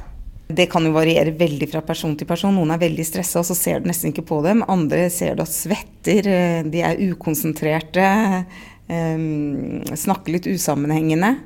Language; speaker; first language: Norwegian; native; Norwegian